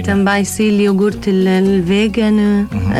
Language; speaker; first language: Portuguese; non-native, learner; Arabic